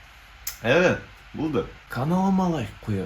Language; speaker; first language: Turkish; non-native, learner; Tatar